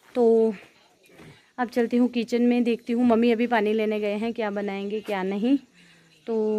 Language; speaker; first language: Hindi; non-native, local second language; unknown